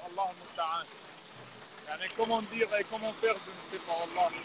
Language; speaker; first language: French; non-native, fluent; Arabic